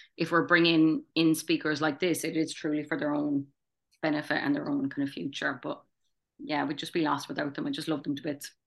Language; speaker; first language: English; native; English